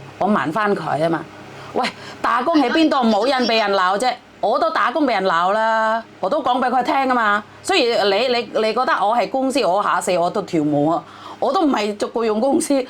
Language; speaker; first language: Cantonese; non-native, fluent; Javanese